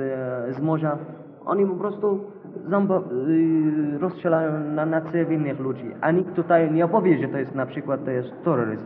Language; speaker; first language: Polish; non-native, learner; Arabic